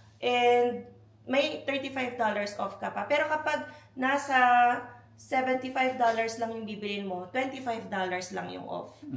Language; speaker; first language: Filipino; native; Filipino